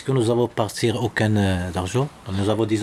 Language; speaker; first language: French; non-native, learner; Arabic